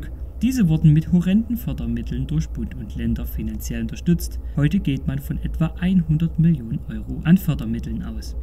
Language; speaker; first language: German; native; German